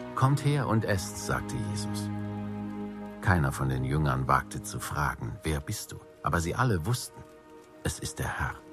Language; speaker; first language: German; native; German